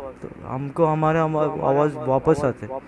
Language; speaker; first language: Hindi; non-native, fluent; Bangla